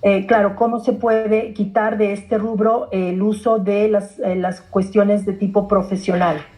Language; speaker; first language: Spanish; non-native, fluent; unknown